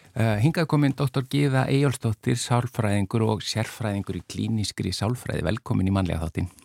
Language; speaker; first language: Icelandic; native; Icelandic